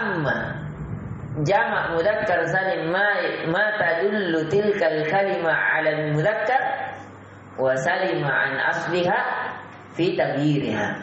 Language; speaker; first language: Arabic; non-native, fluent; Indonesian